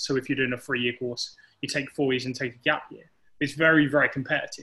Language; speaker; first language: English; native; English